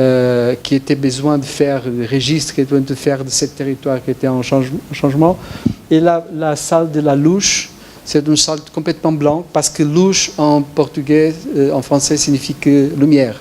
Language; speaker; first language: French; non-native, fluent; Portuguese